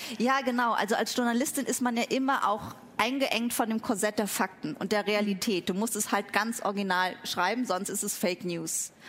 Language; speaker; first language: German; early bilingual, other home language; Vietnamese